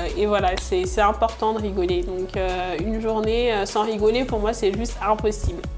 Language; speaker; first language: French; early bilingual, other home language; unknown